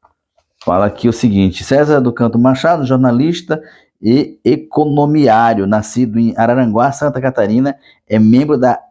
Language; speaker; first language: Portuguese; native; Portuguese